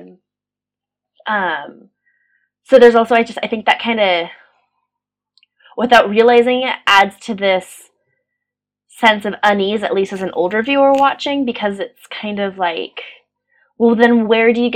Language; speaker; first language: English; native; English